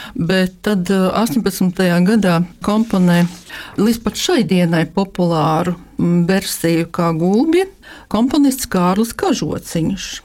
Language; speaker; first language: Latvian; native; Latvian